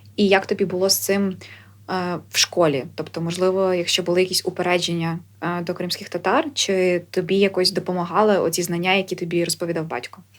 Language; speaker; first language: Ukrainian; native; Ukrainian